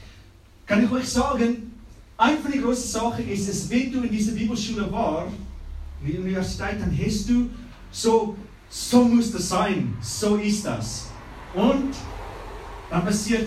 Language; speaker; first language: German; non-native, learner; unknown